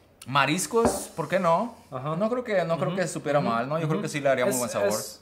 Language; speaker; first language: Spanish; native; Spanish